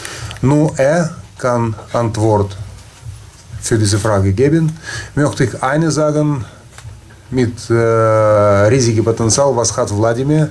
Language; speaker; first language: German; non-native, fluent; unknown